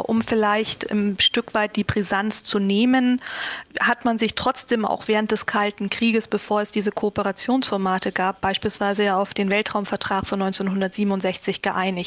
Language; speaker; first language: German; native; German